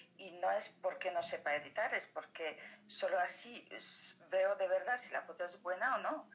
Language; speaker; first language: Spanish; non-native, fluent; Polish